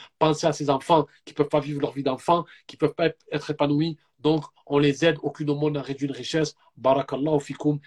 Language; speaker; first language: French; native; French